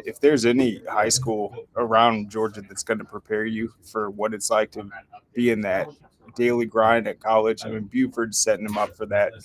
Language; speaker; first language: English; native; English